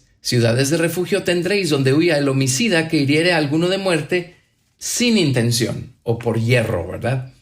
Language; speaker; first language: Spanish; native; Spanish